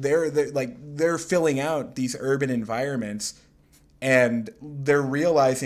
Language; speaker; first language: English; native; English